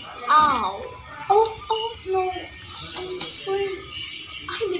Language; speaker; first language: English; non-native, learner; Indonesian